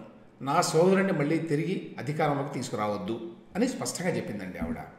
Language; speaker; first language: Telugu; native; Telugu